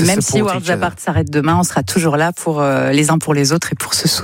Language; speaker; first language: French; native; French